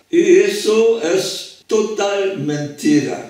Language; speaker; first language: Spanish; non-native, fluent; French